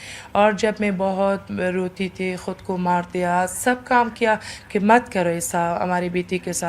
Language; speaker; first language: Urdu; non-native, learner; Persian